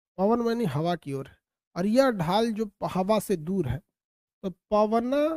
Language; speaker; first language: Hindi; native; Hindi